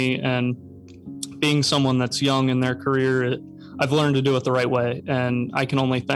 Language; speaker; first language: English; native; English